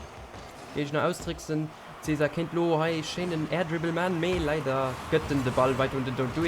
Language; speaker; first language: German; non-native, local second language; Luxembourgish